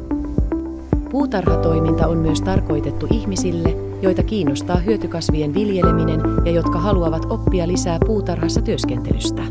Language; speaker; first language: Finnish; native; Finnish